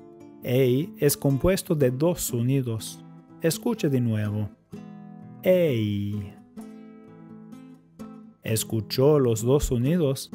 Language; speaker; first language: Spanish; non-native, fluent; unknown